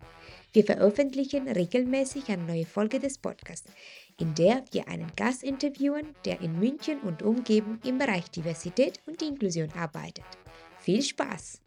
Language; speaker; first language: German; non-native, fluent; Italian